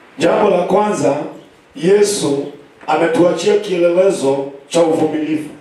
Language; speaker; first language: Swahili; non-native, local second language; Kamba